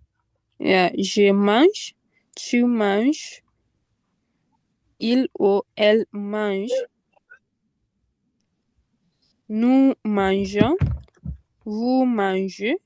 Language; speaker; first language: French; non-native, learner; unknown